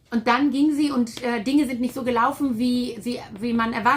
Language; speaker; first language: German; native; German